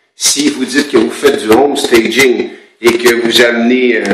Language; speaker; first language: French; native; French